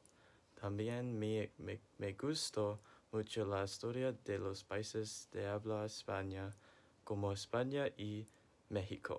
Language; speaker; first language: Spanish; non-native, learner; English